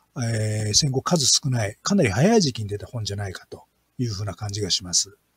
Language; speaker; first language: Japanese; native; Japanese